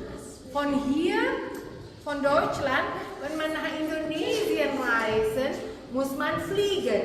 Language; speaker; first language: German; non-native, fluent; Indonesian